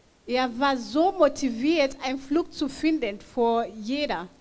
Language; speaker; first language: German; non-native, fluent; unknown